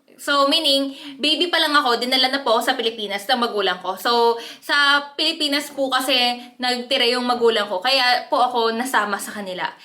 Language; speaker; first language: Filipino; early bilingual, other home language; Korean